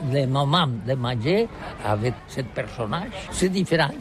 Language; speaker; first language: French; non-native, learner; Catalan